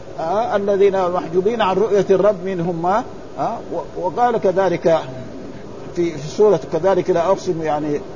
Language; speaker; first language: Arabic; native; Arabic